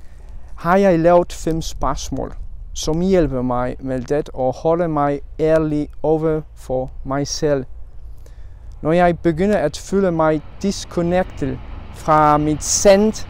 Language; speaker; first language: Danish; non-native, learner; Polish